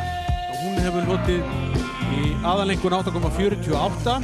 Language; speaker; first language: Icelandic; native; Icelandic